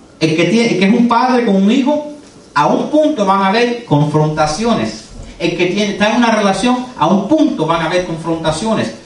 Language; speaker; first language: Spanish; early bilingual, heritage; Spanish